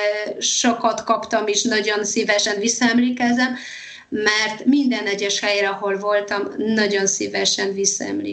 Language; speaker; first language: Hungarian; non-native, fluent; Polish